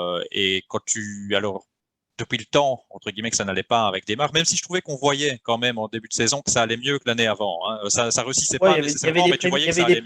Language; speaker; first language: French; native; French